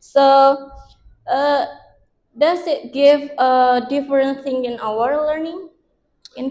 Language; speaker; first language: English; non-native, learner; Indonesian